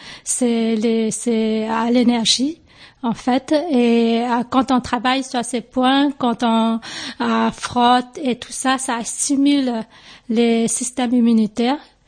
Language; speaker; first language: French; non-native, local second language; Morisyen